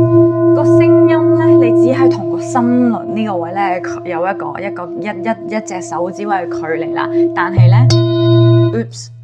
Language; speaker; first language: Cantonese; native; Cantonese